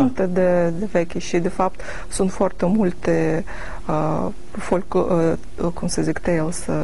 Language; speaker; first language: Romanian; non-native, learner; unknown